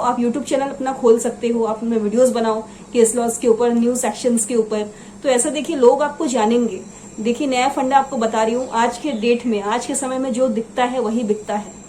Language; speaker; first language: Hindi; non-native, local second language; Assamese